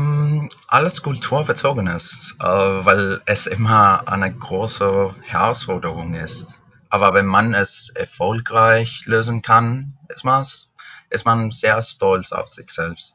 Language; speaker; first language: German; non-native, fluent; Spanish